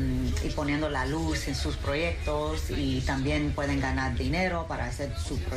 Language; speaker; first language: Spanish; early bilingual, heritage; Spanish